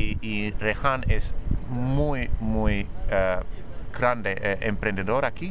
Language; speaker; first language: Spanish; non-native, fluent; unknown